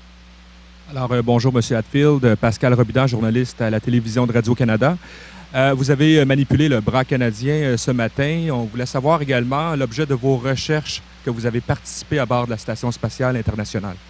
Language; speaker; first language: French; native; French